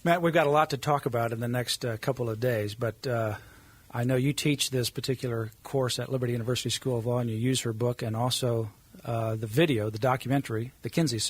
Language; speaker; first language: English; native; English